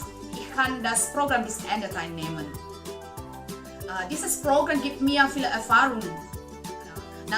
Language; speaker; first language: German; non-native, learner; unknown